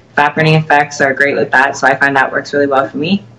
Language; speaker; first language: English; native; English